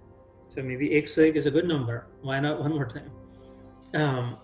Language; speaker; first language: English; non-native, local second language; Hindi